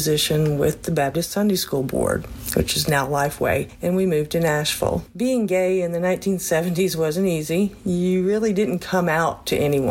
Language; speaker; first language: English; native; English